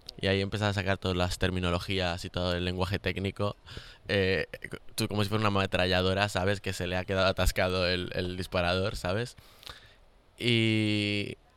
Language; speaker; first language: Spanish; native; Spanish